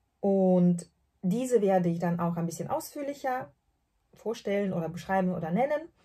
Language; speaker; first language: German; non-native, fluent; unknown